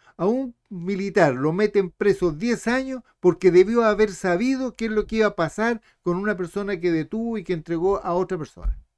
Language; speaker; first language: Spanish; native; Spanish